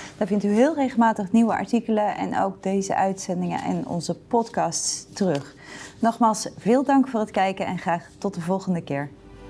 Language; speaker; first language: Dutch; native; Dutch